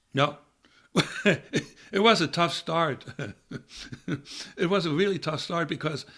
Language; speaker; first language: English; non-native, fluent; German